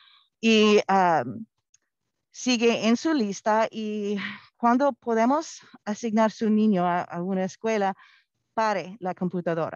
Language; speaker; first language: Spanish; non-native, fluent; English